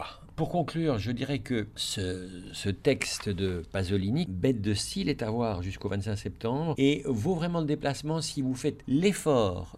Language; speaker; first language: French; native; French